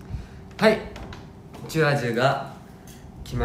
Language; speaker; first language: Japanese; non-native, fluent; Korean